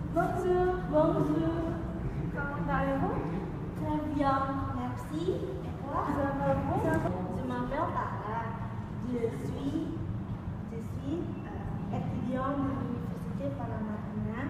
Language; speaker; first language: French; non-native, learner; Indonesian